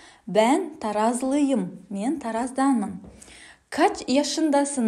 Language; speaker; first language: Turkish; non-native, fluent; Kazakh